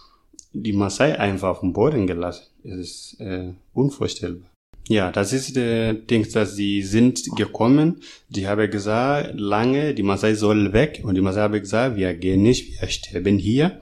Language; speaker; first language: German; non-native, fluent; Masai